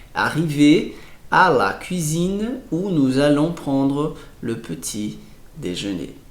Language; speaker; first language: French; non-native, fluent; Portuguese